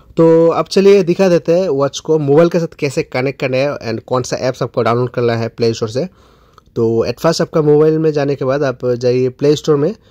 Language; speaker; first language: Hindi; non-native, local second language; Bangla